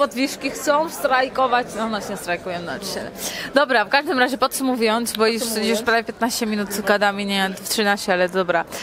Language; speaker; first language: Polish; non-native, fluent; Georgian